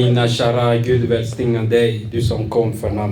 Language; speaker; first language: Swedish; non-native, learner; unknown